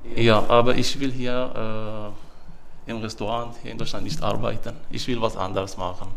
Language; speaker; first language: German; non-native, learner; Arabic